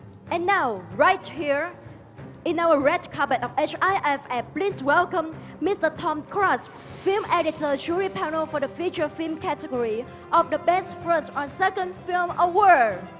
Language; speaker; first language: English; non-native, fluent; Vietnamese